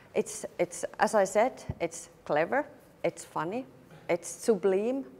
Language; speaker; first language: English; non-native, fluent; Finnish